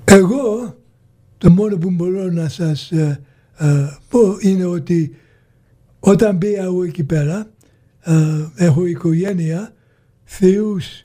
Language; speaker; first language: Greek; early bilingual, heritage; Greek